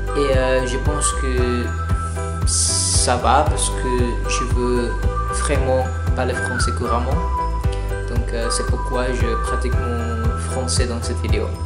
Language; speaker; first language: French; non-native, learner; Indonesian